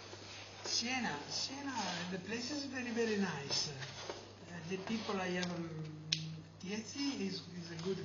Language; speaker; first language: English; non-native, learner; Italian